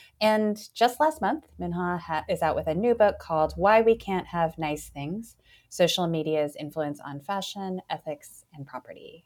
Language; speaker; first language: English; native; English